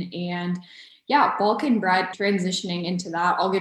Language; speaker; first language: English; early bilingual, other home language; Bosnian